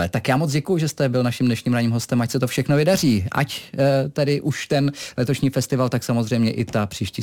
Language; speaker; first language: Czech; native; Czech